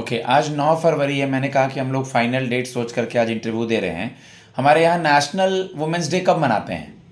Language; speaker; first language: Hindi; native; Hindi